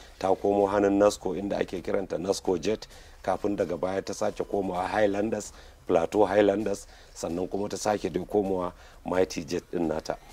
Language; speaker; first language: Hausa; native; Hausa